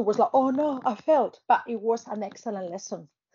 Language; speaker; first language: English; non-native, fluent; Spanish